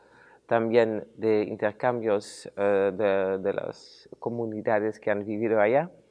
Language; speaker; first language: Spanish; non-native, fluent; Dutch